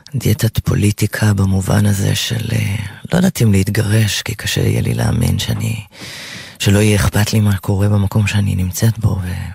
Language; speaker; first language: Hebrew; native; Hebrew